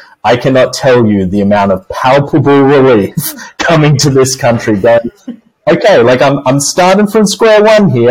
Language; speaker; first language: English; native; English